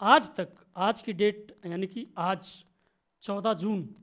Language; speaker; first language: Hindi; native; Hindi